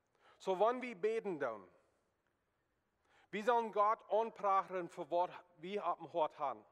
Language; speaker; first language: German; non-native, learner; Plautdietsch